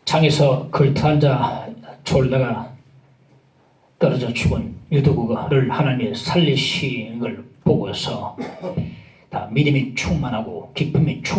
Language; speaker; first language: Korean; native; Korean